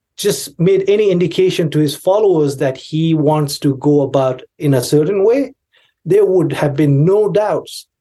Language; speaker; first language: English; non-native, local second language; Tibetan